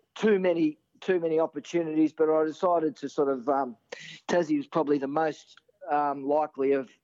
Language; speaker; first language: English; native; English